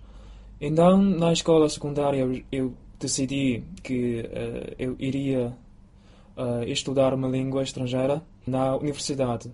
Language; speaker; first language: Portuguese; non-native, fluent; Chinese